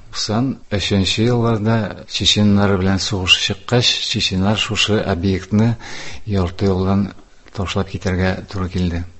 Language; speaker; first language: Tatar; non-native, local second language; Udmurt